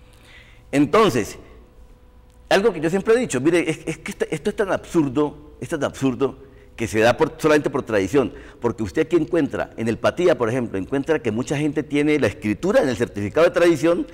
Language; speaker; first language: Spanish; native; Spanish